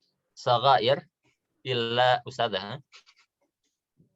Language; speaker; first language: Arabic; non-native, fluent; Indonesian